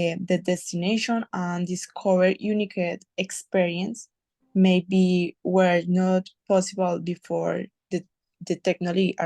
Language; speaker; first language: English; non-native, learner; Spanish